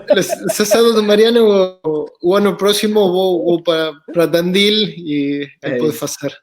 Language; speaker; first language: Portuguese; non-native, fluent; Spanish